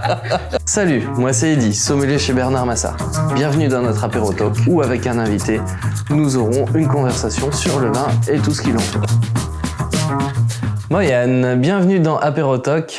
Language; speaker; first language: French; native; French